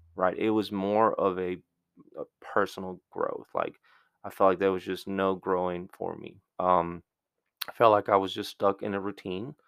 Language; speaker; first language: English; early bilingual, other home language; Spanish